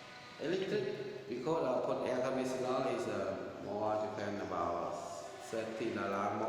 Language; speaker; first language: English; non-native, learner; Khmer